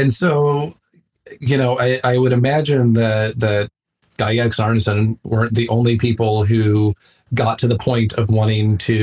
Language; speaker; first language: English; native; English